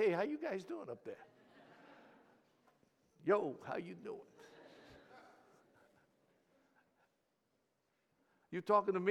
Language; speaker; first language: English; early bilingual, other home language; Greek